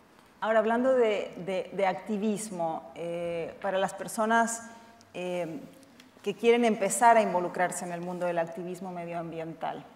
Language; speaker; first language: Spanish; native; Spanish